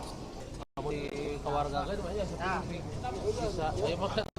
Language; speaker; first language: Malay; non-native, local second language; Sundanese